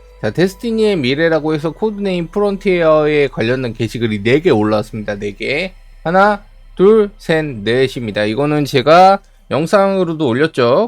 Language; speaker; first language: Korean; native; Korean